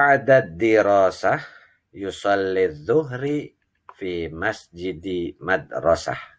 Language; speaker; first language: Arabic; non-native, fluent; Indonesian